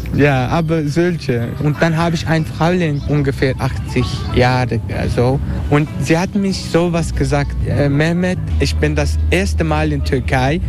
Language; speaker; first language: German; non-native, fluent; Turkish